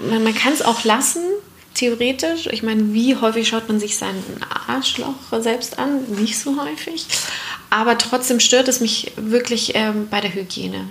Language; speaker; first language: German; native; German